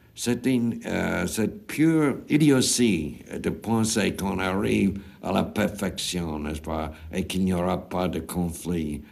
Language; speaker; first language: French; non-native, fluent; English